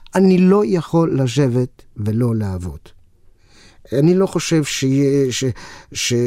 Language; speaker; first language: Hebrew; non-native, fluent; Romanian